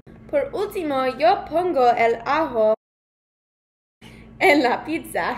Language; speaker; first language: Spanish; non-native, learner; English